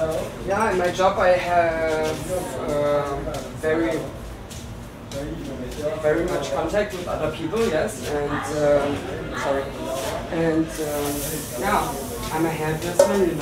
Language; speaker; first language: English; non-native, learner; German